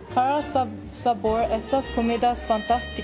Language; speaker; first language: Spanish; non-native, learner; English